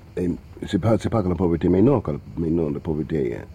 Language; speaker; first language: French; non-native, fluent; English